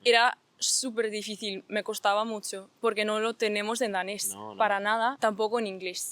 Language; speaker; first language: Spanish; non-native, fluent; Danish